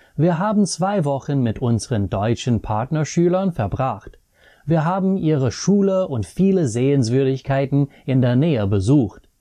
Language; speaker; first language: German; non-native, fluent; English